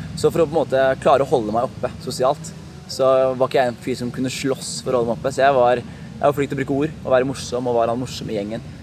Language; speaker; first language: Norwegian; early bilingual, other home language; Somali